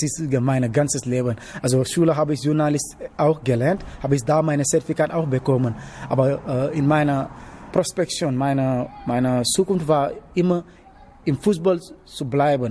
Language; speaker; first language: German; non-native, learner; Wolof